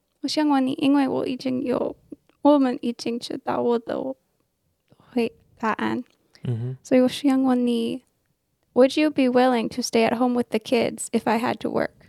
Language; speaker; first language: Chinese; non-native, learner; English